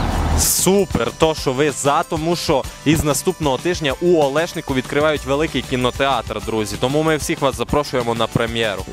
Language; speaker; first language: Ukrainian; native; Ukrainian